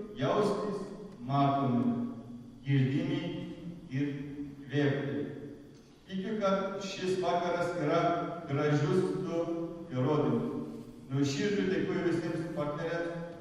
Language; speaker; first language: Lithuanian; non-native, fluent; Turkish